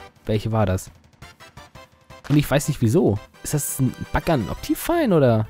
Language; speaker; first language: German; native; German